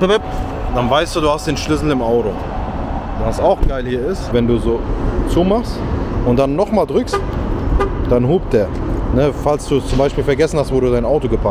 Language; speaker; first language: German; non-native, local second language; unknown